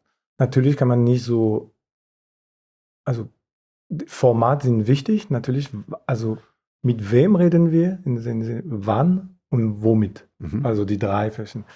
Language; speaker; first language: German; non-native, fluent; French